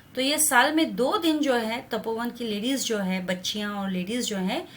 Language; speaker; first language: Hindi; non-native, local second language; Marathi